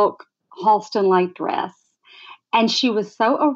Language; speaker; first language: English; native; English